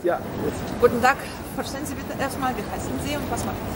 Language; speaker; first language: German; non-native, learner; Russian